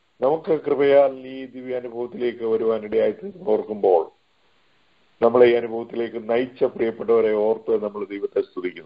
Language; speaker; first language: Malayalam; native; Malayalam